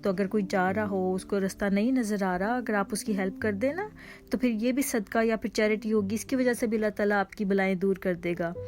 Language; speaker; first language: Urdu; native; Urdu